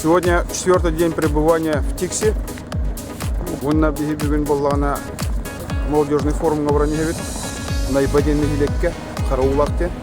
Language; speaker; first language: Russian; non-native, local second language; Yakut